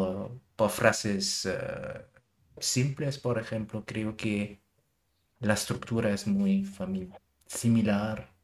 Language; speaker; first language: Spanish; non-native, learner; German